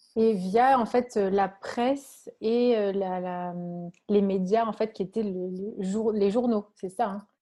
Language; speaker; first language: French; native; French